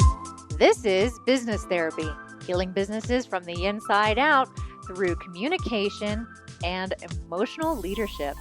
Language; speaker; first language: English; native; English